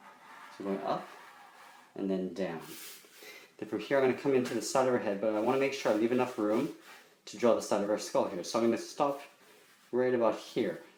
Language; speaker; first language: English; native; English